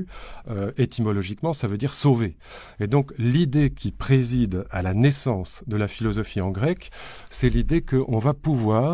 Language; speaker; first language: French; native; French